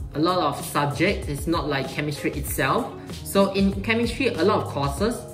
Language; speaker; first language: English; non-native, local second language; Chinese